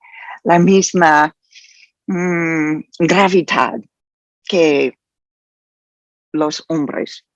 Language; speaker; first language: Spanish; non-native, fluent; English